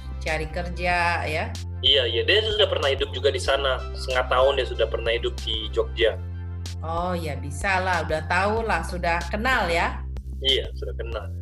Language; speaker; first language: Indonesian; early bilingual, heritage; Indonesian